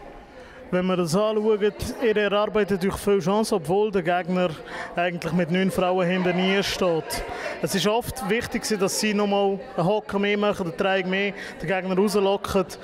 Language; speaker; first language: German; native; German